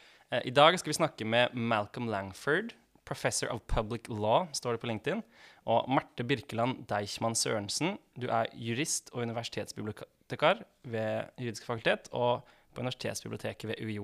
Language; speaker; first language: Norwegian; native; Norwegian